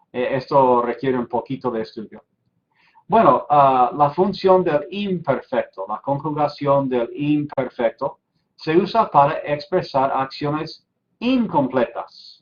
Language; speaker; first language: Spanish; non-native, fluent; English